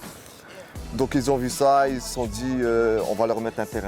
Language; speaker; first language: French; native; French